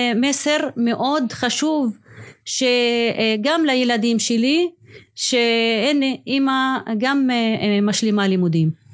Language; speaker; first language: Hebrew; non-native, local second language; Arabic